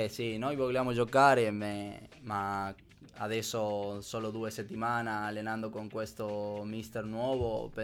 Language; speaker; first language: Italian; non-native, learner; Spanish